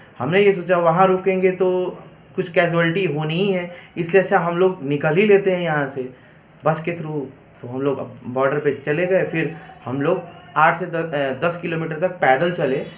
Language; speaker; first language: Hindi; native; Hindi